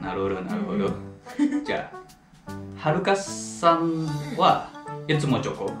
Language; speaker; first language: Japanese; non-native, fluent; Indonesian